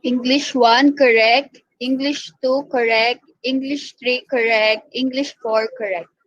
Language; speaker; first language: English; non-native, local second language; Filipino